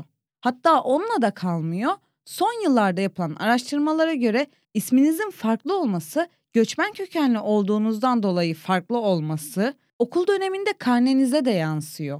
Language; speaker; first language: Turkish; native; Turkish